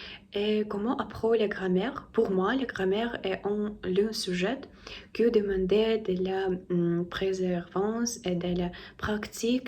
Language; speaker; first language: French; non-native, learner; Russian